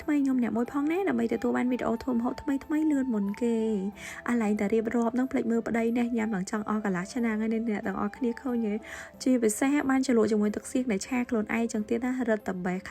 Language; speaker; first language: Khmer; native; Khmer